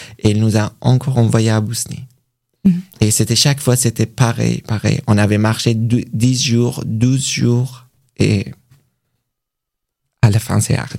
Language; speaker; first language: French; non-native, learner; Persian